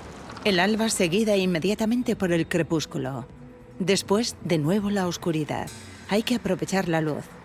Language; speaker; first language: Spanish; native; Spanish